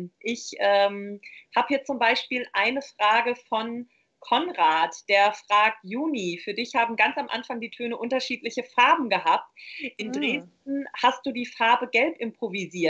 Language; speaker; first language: German; native; German